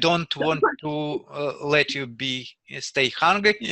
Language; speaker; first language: English; non-native, learner; Russian